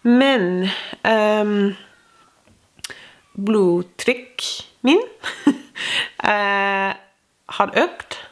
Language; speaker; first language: Norwegian; non-native, fluent; English